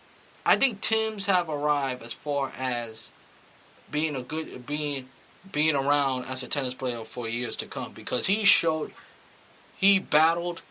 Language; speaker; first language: English; native; English